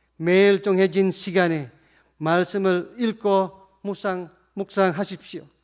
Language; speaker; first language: Korean; non-native, fluent; Indonesian